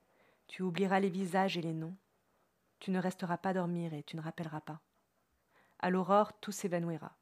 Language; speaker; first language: French; native; French